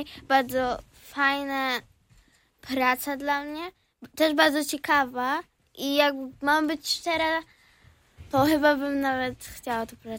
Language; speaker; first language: Polish; early bilingual, heritage; Polish